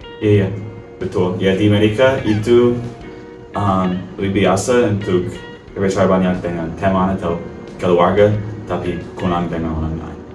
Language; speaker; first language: Indonesian; non-native, learner; English